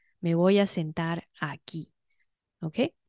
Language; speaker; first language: Spanish; non-native, fluent; Chinese